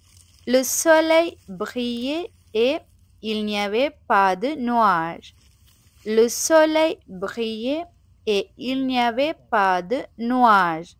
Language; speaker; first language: French; non-native, fluent; Tamil